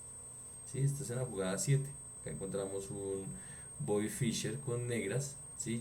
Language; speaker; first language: Spanish; native; Spanish